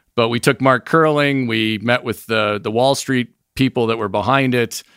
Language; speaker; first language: English; native; English